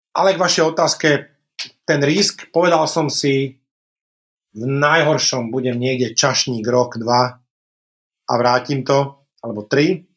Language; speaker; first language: Slovak; non-native, local second language; Hungarian